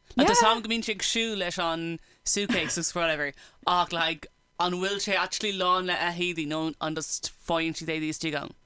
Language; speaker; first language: Irish; non-native, local second language; English